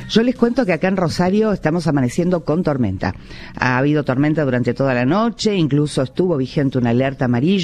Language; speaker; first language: Spanish; native; Spanish